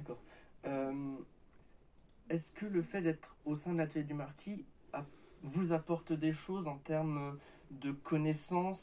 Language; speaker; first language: French; native; French